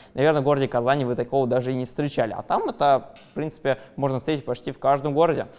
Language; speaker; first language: Russian; native; Russian